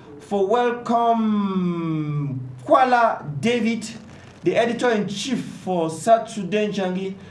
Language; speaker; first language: Nigerian Pidgin; native; Nigerian Pidgin